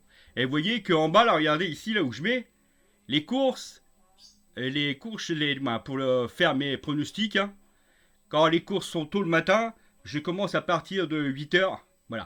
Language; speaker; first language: French; native; French